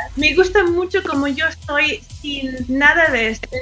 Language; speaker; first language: Spanish; early bilingual, other home language; English